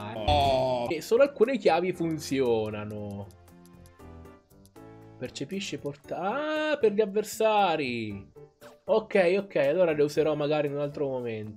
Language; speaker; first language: Italian; native; Italian